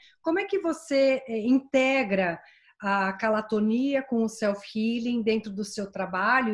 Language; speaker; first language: Portuguese; native; Portuguese